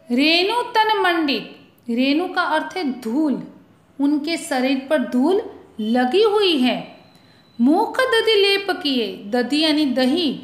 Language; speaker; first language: Hindi; non-native, local second language; Gujarati